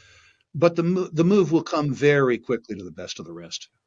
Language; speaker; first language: English; native; English